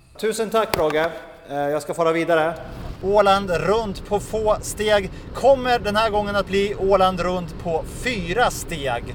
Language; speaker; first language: Swedish; native; Swedish